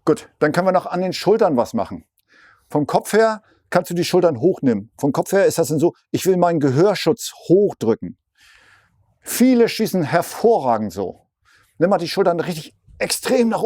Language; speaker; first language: German; native; German